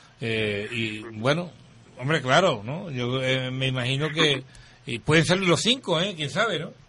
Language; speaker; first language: Spanish; native; Spanish